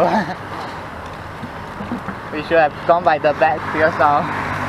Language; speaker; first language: English; non-native, local second language; Chinese